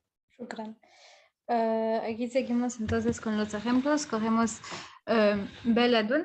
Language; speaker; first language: Spanish; non-native, fluent; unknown